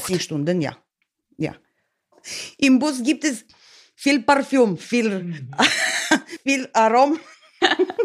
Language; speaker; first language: German; non-native, learner; Bulgarian